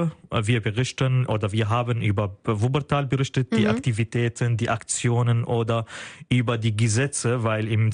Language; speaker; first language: German; non-native, fluent; Arabic